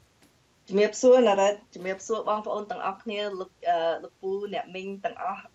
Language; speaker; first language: Khmer; early bilingual, heritage; Khmer